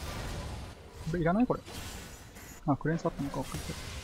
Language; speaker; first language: Japanese; native; Japanese